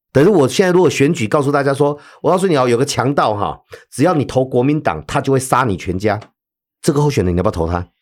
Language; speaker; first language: Chinese; native; Chinese